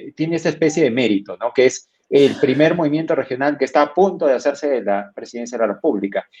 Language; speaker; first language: Spanish; native; Spanish